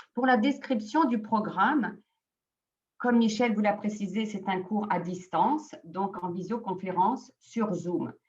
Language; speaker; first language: French; native; French